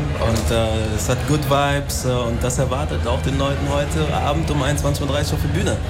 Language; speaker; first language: German; early bilingual, other home language; Lingala